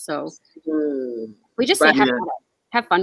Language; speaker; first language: English; native; English